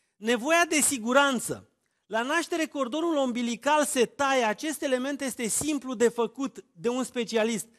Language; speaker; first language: Romanian; native; Romanian